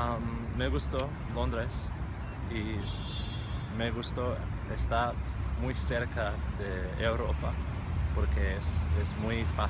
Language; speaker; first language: Spanish; non-native, fluent; English